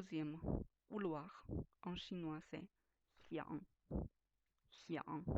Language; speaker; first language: French; non-native, fluent; Chinese